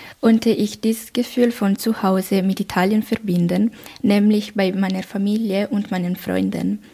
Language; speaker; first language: German; non-native, fluent; Italian